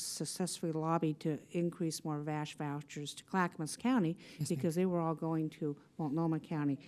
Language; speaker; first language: English; native; English